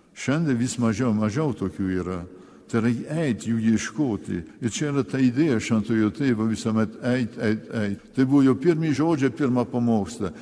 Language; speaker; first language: Lithuanian; early bilingual, heritage; Lithuanian